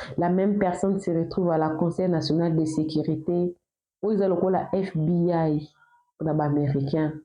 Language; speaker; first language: French; non-native, local second language; Lingala